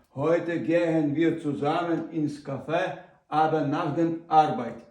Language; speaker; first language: German; non-native, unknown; Ukrainian